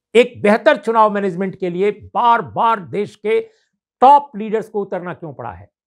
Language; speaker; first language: Hindi; native; Hindi